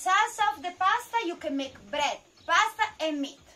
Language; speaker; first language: English; non-native, learner; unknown